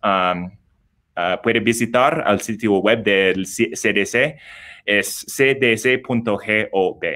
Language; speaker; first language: Spanish; non-native, learner; English